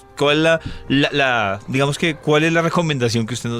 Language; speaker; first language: Spanish; native; Spanish